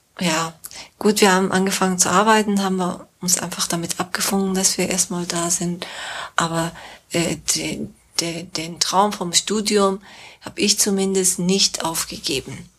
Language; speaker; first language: German; non-native, fluent; Persian